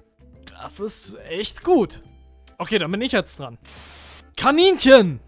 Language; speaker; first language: German; native; German